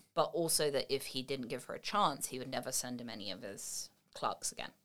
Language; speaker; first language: English; native; English